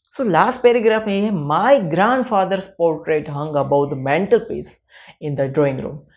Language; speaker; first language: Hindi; non-native, local second language; Gujarati